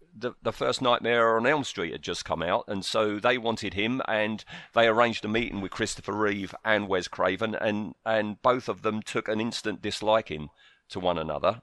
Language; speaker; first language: English; native; English